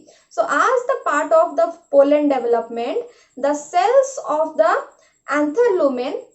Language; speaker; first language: English; non-native, local second language; Hindi